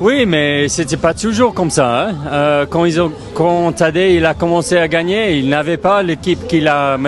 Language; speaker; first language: French; non-native, fluent; English